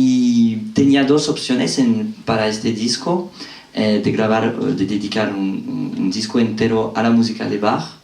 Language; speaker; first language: Spanish; non-native, fluent; French